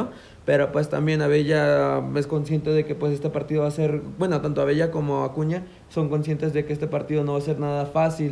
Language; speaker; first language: Spanish; native; Spanish